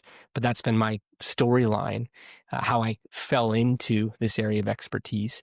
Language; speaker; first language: English; native; English